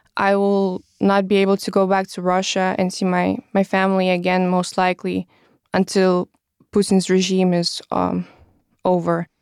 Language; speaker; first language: English; non-native, fluent; Russian